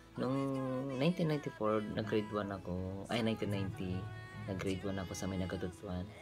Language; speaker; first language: Filipino; non-native, local second language; Iloko